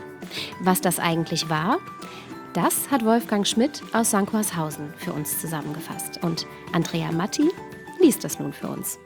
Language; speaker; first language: German; native; German